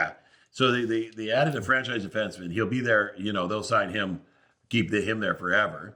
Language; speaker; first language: English; native; English